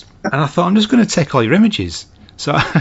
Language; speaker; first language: English; native; English